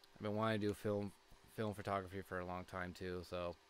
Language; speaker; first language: English; native; English